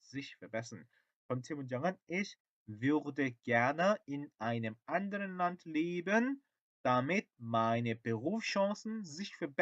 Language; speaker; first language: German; non-native, fluent; Korean